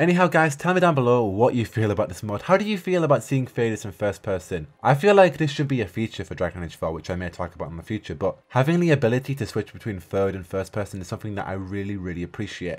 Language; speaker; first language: English; native; English